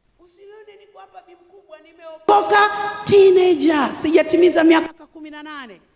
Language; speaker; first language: Swahili; native; Swahili